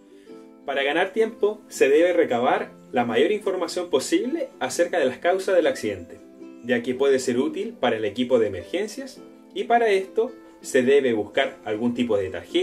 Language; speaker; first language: Spanish; native; Spanish